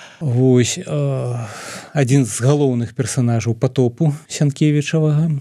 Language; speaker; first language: Belarusian; native; Belarusian